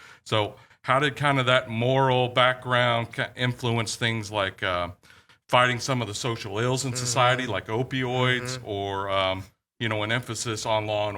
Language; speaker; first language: English; native; English